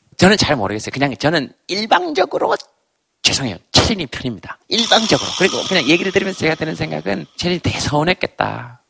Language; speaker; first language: Korean; native; Korean